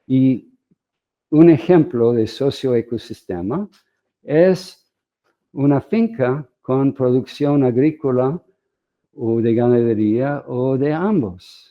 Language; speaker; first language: Spanish; non-native, fluent; English